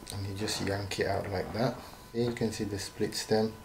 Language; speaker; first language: English; native; English